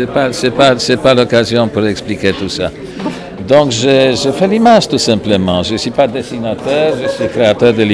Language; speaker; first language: French; non-native, fluent; Polish